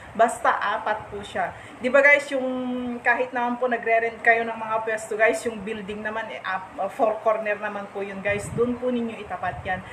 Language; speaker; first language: Filipino; non-native, local second language; Iloko